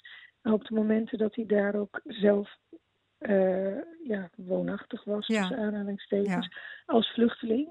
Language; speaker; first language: Dutch; native; Dutch